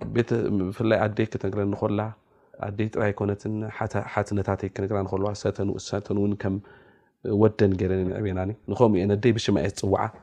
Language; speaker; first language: Tigrinya; non-native, local second language; Amharic